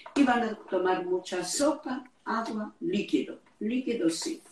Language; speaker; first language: Spanish; non-native, fluent; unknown